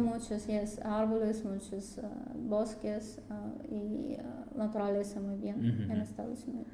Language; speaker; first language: Spanish; non-native, learner; Russian